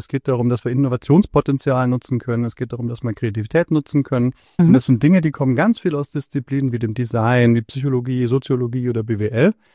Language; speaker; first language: German; native; German